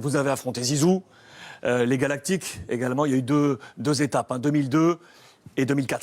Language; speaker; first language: French; native; French